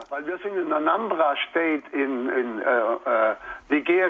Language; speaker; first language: German; native; German